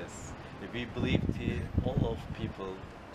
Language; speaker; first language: English; non-native, learner; Turkish